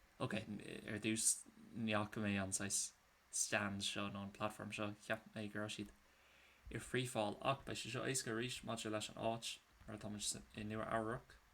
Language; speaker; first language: Irish; native; Irish